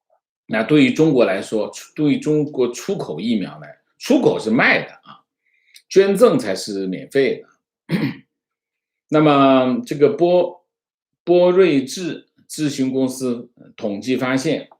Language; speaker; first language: Chinese; native; Chinese